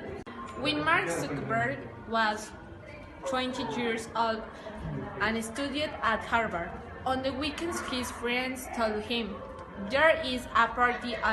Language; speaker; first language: English; non-native, learner; Spanish